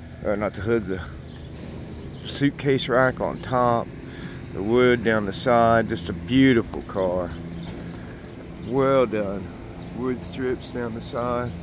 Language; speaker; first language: English; native; English